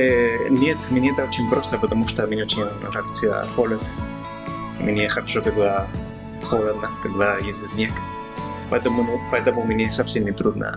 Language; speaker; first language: Russian; non-native, learner; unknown